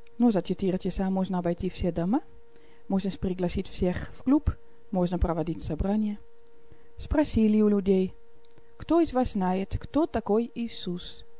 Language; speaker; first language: Russian; non-native, fluent; Dutch